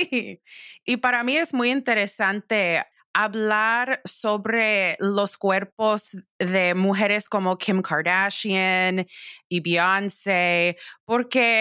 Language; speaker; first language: Spanish; early bilingual, heritage; English